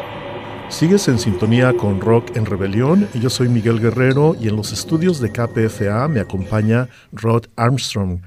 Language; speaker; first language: Spanish; native; Spanish